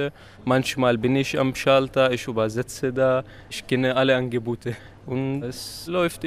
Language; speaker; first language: German; non-native, learner; Arabic